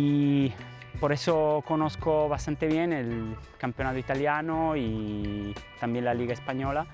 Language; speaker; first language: Spanish; non-native, fluent; Italian